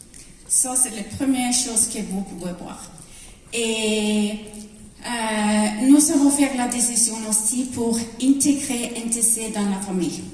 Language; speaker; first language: French; non-native, learner; Norwegian